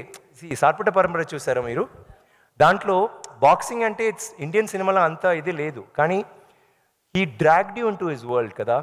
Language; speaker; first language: Telugu; non-native, learner; Tamil